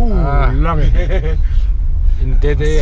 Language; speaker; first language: German; native; German